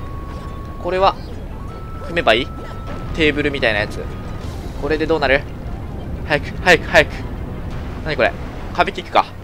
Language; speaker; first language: Japanese; native; Japanese